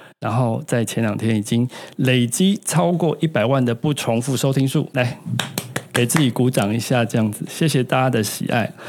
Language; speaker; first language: Chinese; native; Chinese